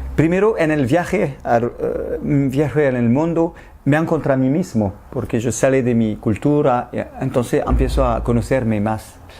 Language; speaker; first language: Spanish; non-native, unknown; French